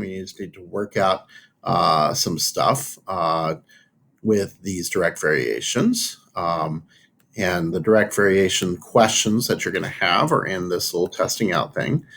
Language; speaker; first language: English; native; English